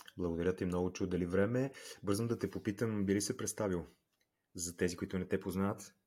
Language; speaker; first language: Bulgarian; native; Bulgarian